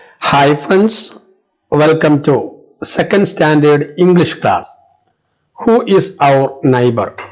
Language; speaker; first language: English; non-native, local second language; Malayalam